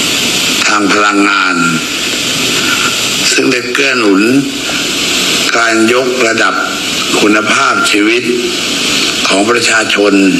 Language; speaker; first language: Thai; native; Thai